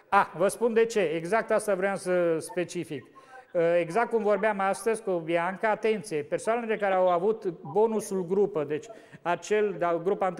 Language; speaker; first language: Romanian; native; Romanian